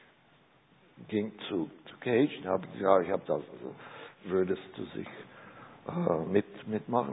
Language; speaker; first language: German; non-native, learner; Czech